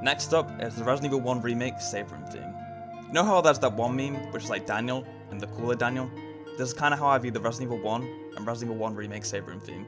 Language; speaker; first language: English; native; English